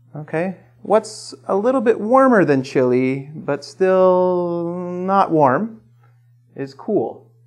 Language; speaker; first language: English; native; English